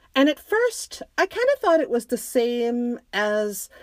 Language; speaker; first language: English; native; English